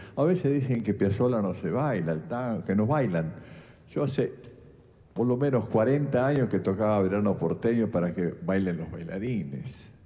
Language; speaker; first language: Spanish; native; Spanish